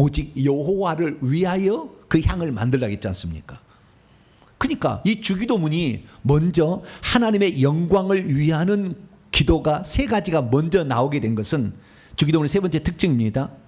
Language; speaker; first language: Korean; native; Korean